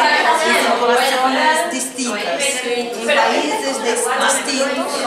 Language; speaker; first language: Spanish; non-native, learner; Portuguese